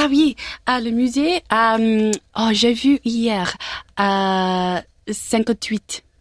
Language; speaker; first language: French; non-native, learner; English